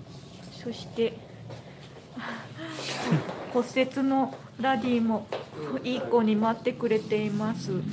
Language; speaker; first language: Japanese; native; Japanese